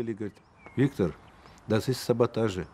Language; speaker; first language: German; native; German